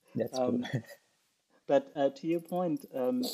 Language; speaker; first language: English; non-native, local second language; Urdu